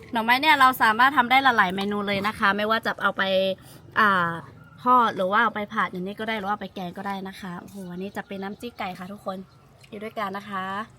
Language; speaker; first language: Thai; non-native, local second language; Lahu